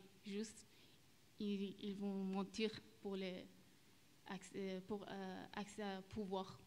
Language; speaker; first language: French; early bilingual, other home language; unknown